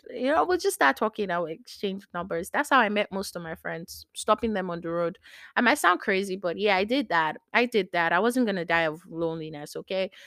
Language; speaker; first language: English; non-native, local second language; Yoruba